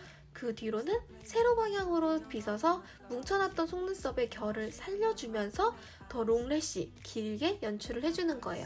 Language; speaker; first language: Korean; native; Korean